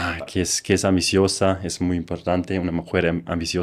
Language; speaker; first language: Spanish; non-native, fluent; German